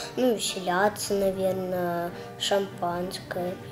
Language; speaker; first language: Russian; native; Russian